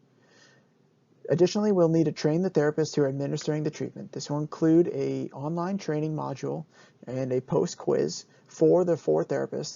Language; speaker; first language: English; native; English